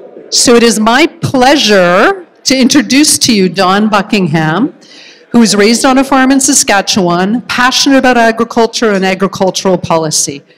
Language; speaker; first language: English; native; English